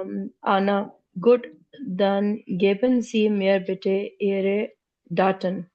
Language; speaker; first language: German; non-native, learner; Hindi